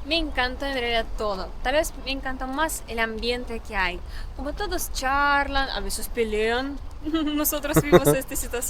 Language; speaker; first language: Spanish; non-native, fluent; Russian